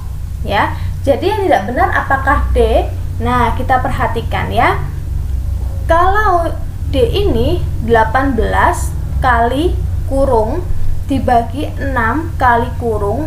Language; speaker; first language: Indonesian; native; Indonesian